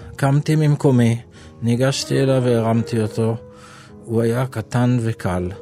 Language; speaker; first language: Hebrew; native; Hebrew